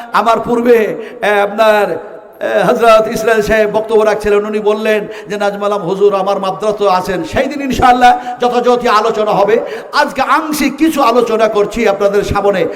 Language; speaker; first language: Bangla; non-native, local second language; Urdu